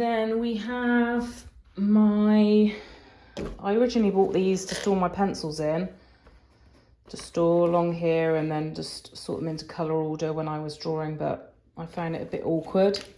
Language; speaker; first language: English; native; English